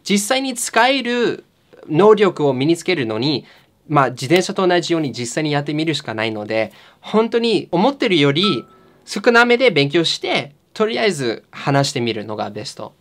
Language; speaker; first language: Japanese; non-native, fluent; English